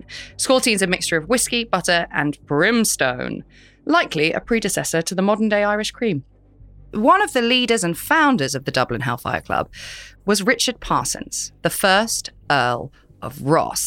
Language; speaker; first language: English; native; English